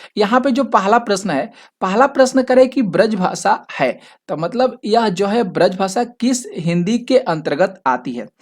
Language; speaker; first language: Hindi; native; Hindi